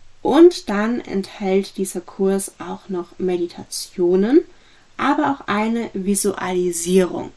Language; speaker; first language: German; native; German